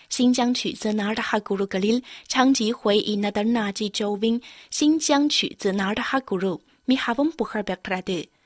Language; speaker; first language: Tamil; non-native, fluent; Chinese